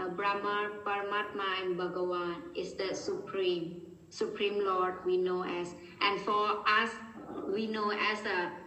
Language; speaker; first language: English; non-native, fluent; Thai